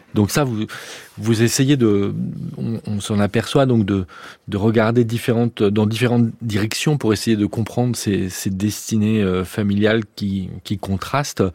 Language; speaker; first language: French; native; French